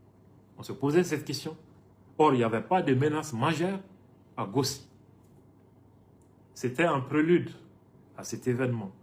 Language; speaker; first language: French; non-native, local second language; Bambara